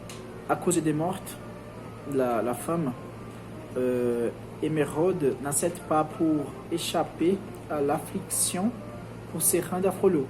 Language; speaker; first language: French; non-native, learner; Portuguese